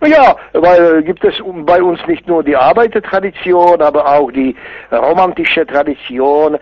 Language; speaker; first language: German; non-native, fluent; Czech